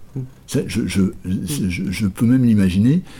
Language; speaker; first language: French; native; French